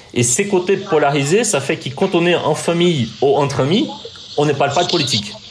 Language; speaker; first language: French; non-native, fluent; Portuguese